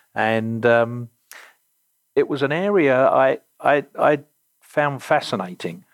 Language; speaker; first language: English; native; English